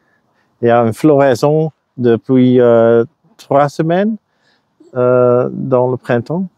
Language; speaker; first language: French; non-native, local second language; Dutch